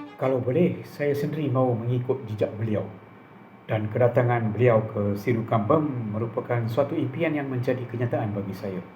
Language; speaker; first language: Malay; non-native, local second language; Tamil